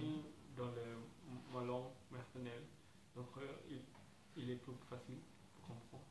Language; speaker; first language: French; non-native, learner; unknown